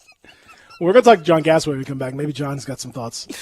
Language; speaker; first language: English; native; English